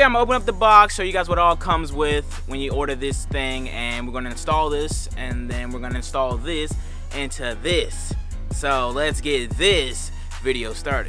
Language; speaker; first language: English; native; English